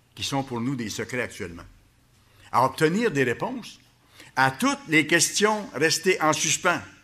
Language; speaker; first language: French; native; French